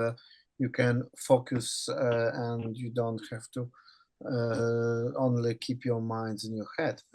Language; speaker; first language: English; non-native, fluent; Polish